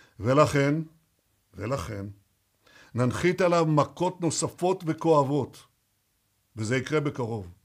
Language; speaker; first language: Hebrew; native; Hebrew